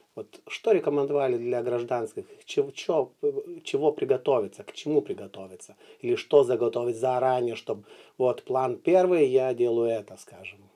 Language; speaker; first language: Russian; non-native, fluent; Lithuanian